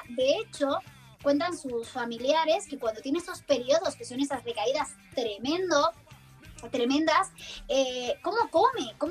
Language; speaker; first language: Spanish; native; Spanish